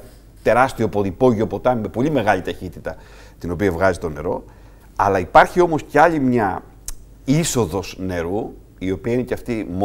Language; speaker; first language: Greek; native; Greek